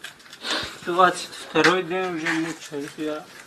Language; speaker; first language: Russian; non-native, learner; Tajik